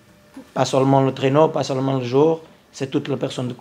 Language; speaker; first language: French; non-native, learner; Portuguese